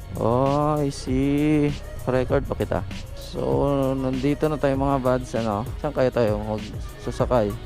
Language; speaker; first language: Filipino; non-native, local second language; Aklanon